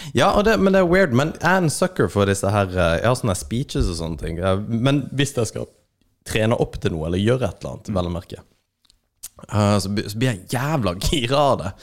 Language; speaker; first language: Norwegian; native; Norwegian